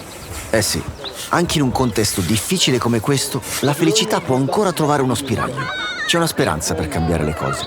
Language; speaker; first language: Italian; native; Italian